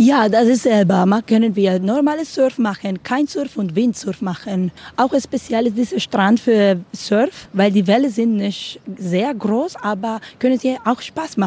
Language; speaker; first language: German; non-native, learner; Spanish